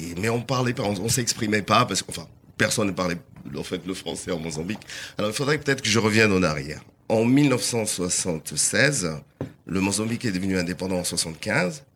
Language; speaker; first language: French; non-native, fluent; Portuguese